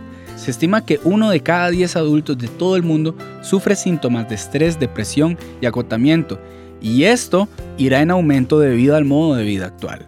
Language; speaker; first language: Spanish; native; Spanish